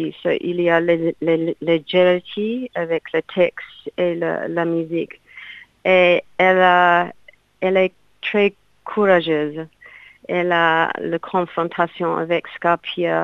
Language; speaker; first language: French; non-native, learner; English